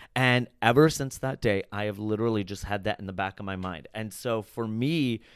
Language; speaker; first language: English; native; English